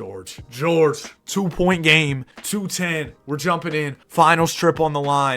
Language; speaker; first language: English; native; English